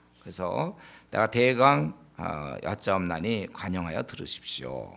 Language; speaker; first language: Korean; native; Korean